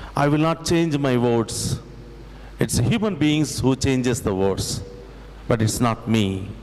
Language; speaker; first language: English; non-native, local second language; Telugu